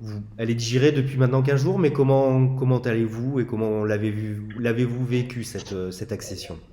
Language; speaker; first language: French; native; French